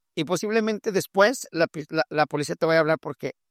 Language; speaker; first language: Spanish; native; Spanish